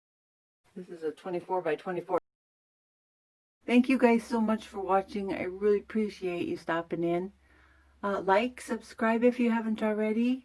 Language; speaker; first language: English; native; English